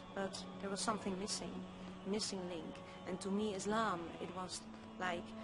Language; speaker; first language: English; non-native, fluent; Dutch